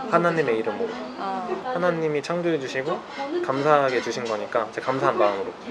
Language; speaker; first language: Korean; native; Korean